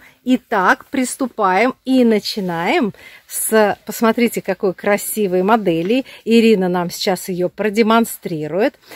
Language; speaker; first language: Russian; native; Russian